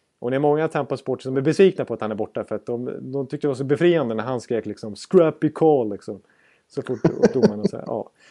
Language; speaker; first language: Swedish; native; Swedish